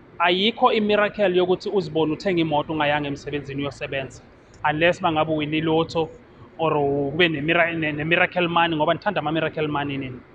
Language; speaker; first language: Zulu; non-native, local second language; Tsonga